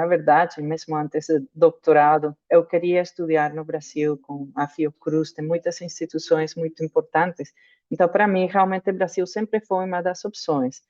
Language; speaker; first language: Portuguese; non-native, fluent; Spanish